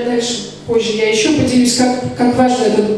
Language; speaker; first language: Russian; native; Russian